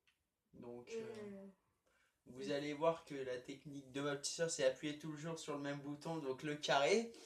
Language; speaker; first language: French; native; French